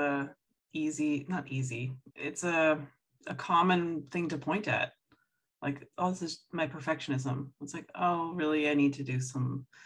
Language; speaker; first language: English; native; English